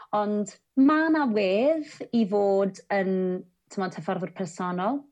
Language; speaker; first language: Welsh; native; Welsh